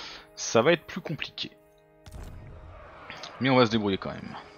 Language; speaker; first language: French; native; French